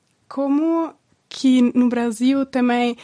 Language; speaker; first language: Portuguese; non-native, fluent; German